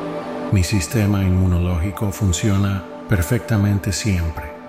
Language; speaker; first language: Spanish; native; Spanish